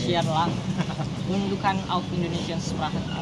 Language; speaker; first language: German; non-native, learner; Indonesian